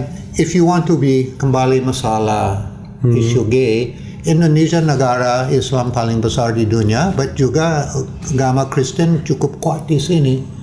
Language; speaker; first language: Indonesian; non-native, fluent; English